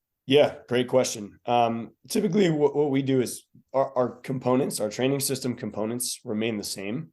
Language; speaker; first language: English; native; English